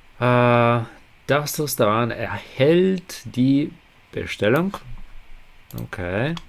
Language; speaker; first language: German; non-native, learner; Ukrainian